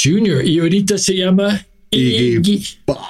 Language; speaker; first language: Spanish; non-native, fluent; English